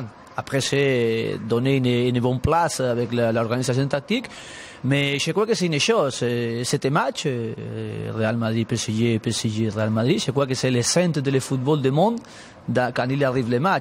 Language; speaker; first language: French; non-native, learner; Spanish